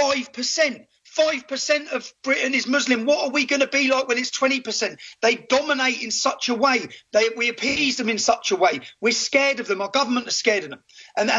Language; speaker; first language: English; native; English